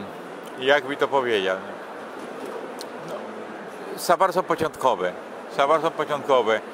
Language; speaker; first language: Polish; non-native, fluent; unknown